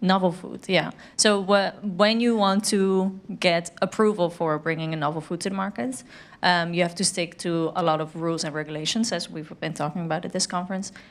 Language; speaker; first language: English; non-native, fluent; Dutch